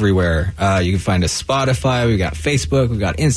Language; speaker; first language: English; native; English